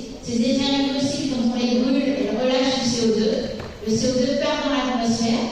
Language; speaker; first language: French; native; French